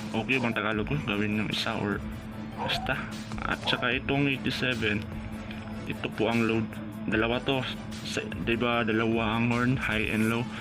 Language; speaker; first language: Filipino; non-native, local second language; Cebuano